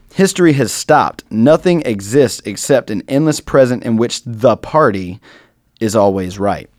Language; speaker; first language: English; native; English